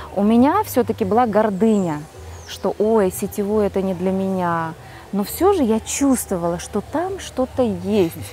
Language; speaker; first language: Russian; non-native, local second language; Kazakh